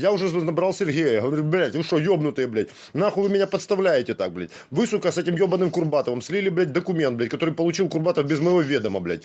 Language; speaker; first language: Russian; native; Russian